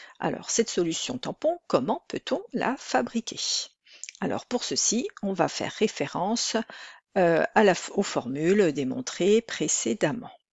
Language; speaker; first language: French; native; French